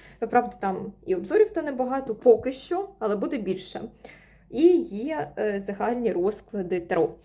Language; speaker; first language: Ukrainian; non-native, local second language; Russian